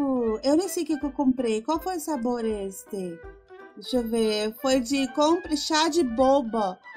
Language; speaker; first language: Portuguese; non-native, fluent; Spanish